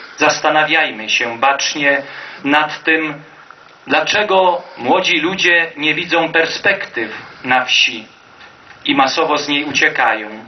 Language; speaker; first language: Polish; native; Polish